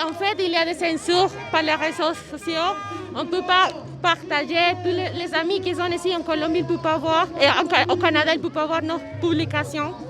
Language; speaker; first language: French; non-native, fluent; Spanish